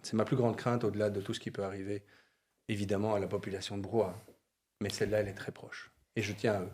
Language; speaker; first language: French; native; French